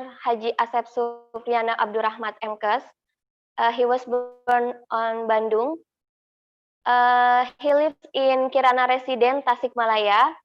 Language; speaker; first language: English; non-native, fluent; Indonesian